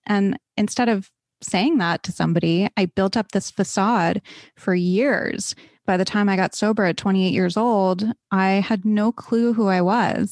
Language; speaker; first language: English; native; English